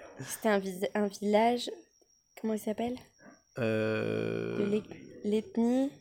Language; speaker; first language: French; native; French